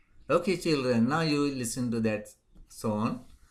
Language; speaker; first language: English; non-native, local second language; Sinhala